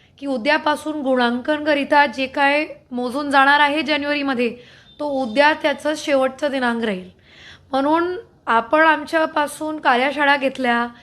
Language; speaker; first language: Marathi; non-native, fluent; Hindi